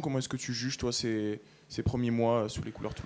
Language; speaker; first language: French; native; French